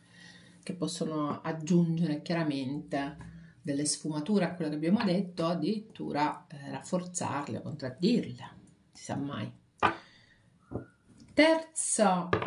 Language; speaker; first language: Italian; native; Italian